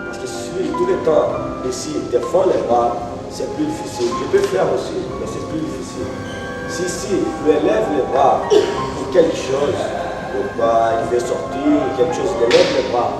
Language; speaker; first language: French; non-native, learner; Portuguese